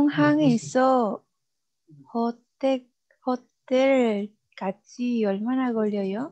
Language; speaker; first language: Korean; non-native, learner; Spanish